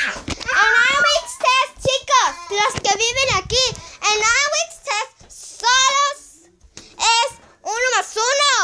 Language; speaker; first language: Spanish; early bilingual, heritage; Spanish